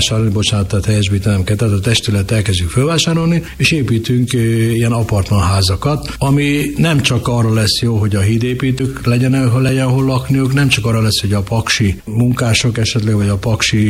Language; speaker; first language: Hungarian; native; Hungarian